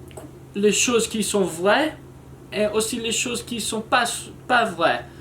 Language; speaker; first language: French; non-native, learner; English